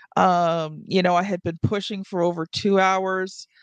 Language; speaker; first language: English; native; English